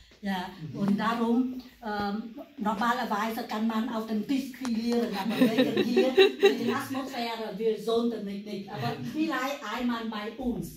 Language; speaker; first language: German; non-native, learner; Vietnamese